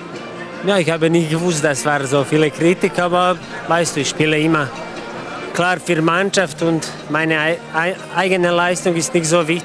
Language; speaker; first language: German; non-native, fluent; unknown